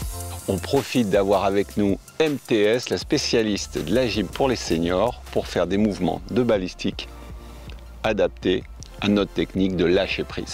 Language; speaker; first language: French; native; French